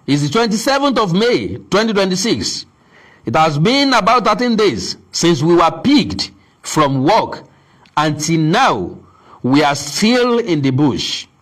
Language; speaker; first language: English; non-native, local second language; Yoruba